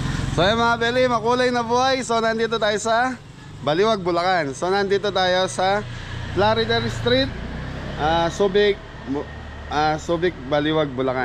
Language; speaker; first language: Filipino; native; Filipino